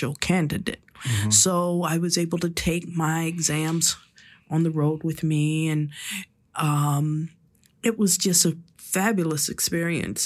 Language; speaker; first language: English; native; English